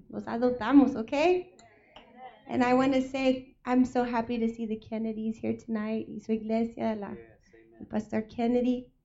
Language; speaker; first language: English; early bilingual, other home language; Spanish